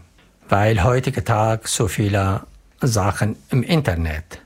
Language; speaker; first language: German; non-native, learner; Arabic